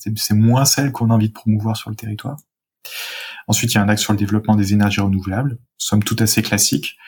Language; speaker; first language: French; native; French